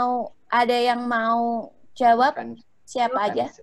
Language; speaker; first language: Indonesian; native; Indonesian